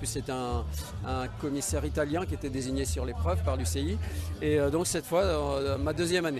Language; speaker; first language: French; native; French